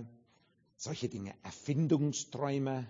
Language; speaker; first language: German; non-native, learner; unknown